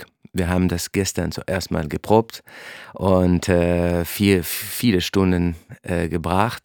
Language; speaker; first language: German; non-native, fluent; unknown